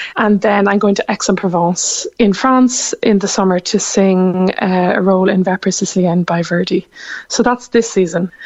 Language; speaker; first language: English; native; English